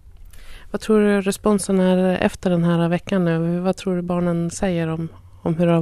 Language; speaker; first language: Swedish; native; Swedish